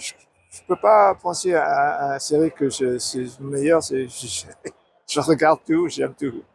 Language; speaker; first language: French; non-native, learner; English